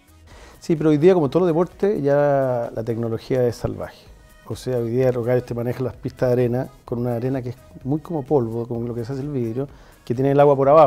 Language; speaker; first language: Spanish; native; Spanish